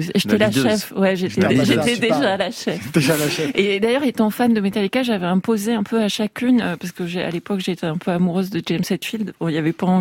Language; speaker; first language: French; native; French